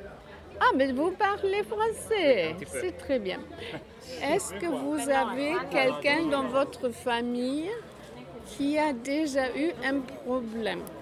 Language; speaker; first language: French; non-native, fluent; Spanish